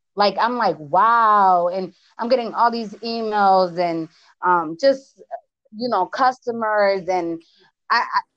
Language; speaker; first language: English; early bilingual, other home language; Spanish